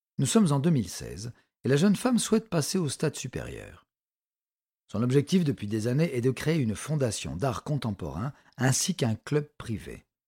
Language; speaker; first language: French; native; French